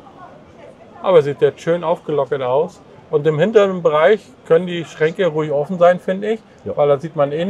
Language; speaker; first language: German; native; German